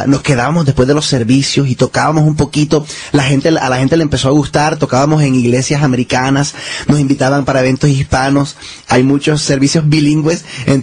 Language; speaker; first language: Spanish; early bilingual, heritage; Spanish